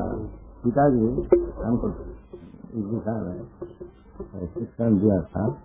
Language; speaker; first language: Hindi; non-native, local second language; Bangla